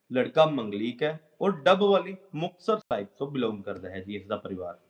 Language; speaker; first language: Hindi; non-native, local second language; Punjabi